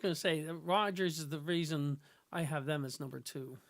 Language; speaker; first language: English; native; English